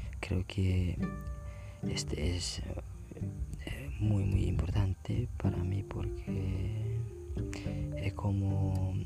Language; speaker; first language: Spanish; non-native, learner; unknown